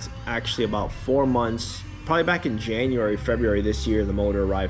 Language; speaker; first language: English; native; English